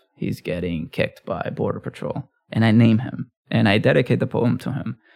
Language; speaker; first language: English; early bilingual, other home language; Spanish